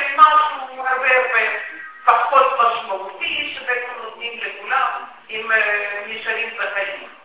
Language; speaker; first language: Hebrew; non-native, fluent; Russian